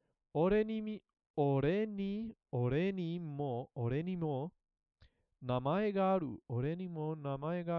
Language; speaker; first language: Japanese; non-native, learner; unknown